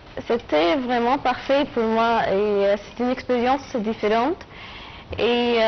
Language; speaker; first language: French; non-native, learner; Arabic